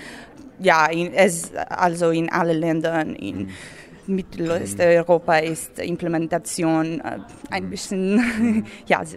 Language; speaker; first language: German; non-native, learner; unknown